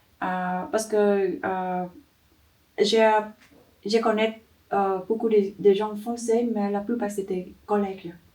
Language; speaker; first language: French; non-native, learner; Vietnamese